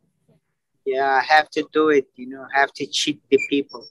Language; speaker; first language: English; non-native, learner; Turkish